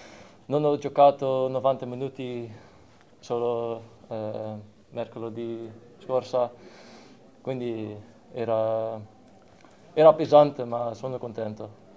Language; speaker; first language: Italian; non-native, learner; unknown